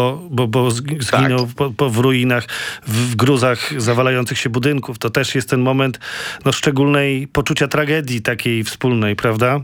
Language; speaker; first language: Polish; native; Polish